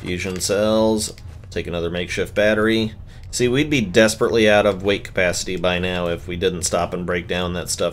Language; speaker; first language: English; native; English